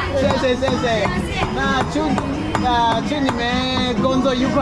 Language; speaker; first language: Chinese; non-native, fluent; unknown